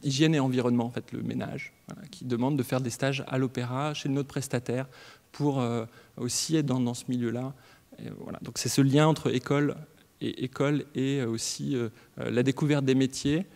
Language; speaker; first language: French; native; French